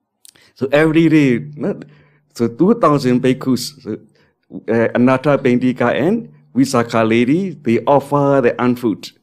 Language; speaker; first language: English; non-native, learner; Burmese